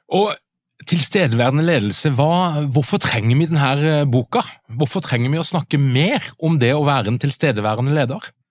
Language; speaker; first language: Norwegian; native; Norwegian